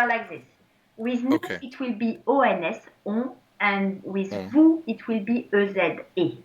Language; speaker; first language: English; non-native, fluent; French